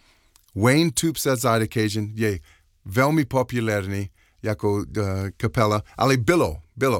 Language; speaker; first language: Czech; non-native, fluent; English